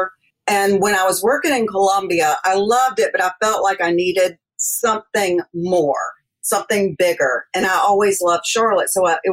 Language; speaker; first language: English; native; English